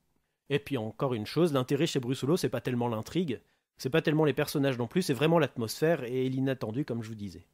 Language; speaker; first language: French; native; French